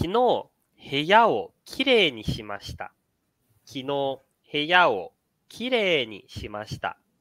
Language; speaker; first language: Japanese; non-native, fluent; Portuguese